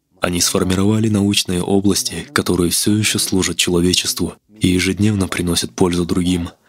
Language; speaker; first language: Russian; non-native, local second language; Kazakh